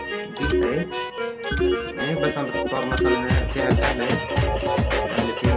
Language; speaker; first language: Arabic; native; Arabic